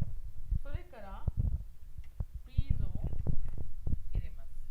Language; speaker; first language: Japanese; non-native, fluent; Hindi